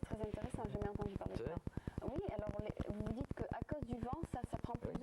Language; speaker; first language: French; native; French